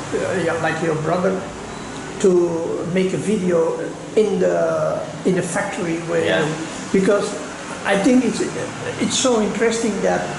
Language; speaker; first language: English; non-native, fluent; Dutch